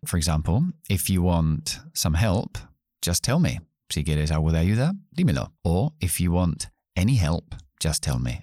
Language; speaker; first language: English; early bilingual, other home language; Spanish